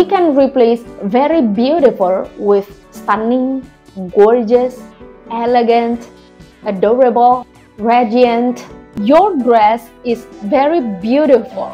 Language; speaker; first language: English; non-native, fluent; Indonesian